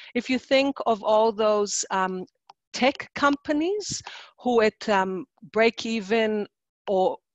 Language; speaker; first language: English; non-native, fluent; Hebrew